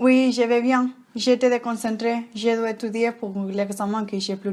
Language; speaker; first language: French; non-native, learner; Spanish